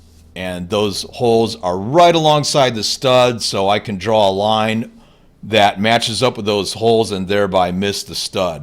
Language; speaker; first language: English; native; English